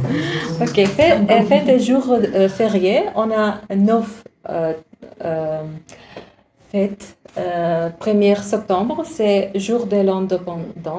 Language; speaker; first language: French; non-native, learner; Uzbek